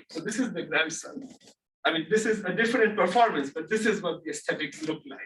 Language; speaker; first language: English; non-native, local second language; Bangla